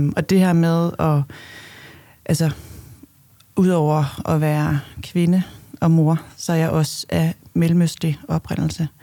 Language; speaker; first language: Danish; early bilingual, other home language; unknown